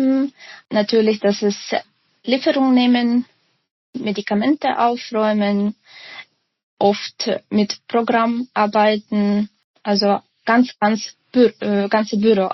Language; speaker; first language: German; non-native, fluent; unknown